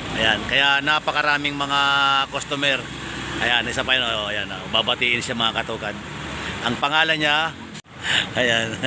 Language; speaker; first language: Filipino; native; Filipino